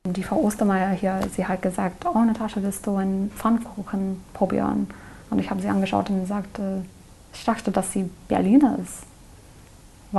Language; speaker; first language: German; non-native, learner; English